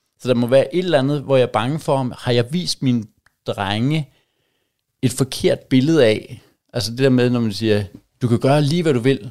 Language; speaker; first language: Danish; native; Danish